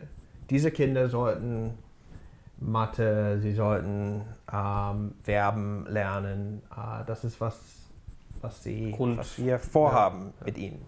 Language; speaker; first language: German; non-native, fluent; English